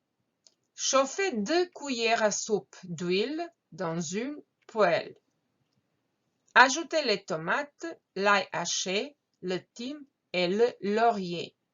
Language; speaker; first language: French; non-native, fluent; Croatian